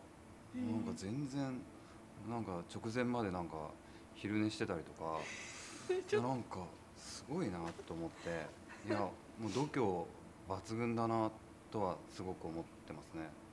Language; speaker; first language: Japanese; native; Japanese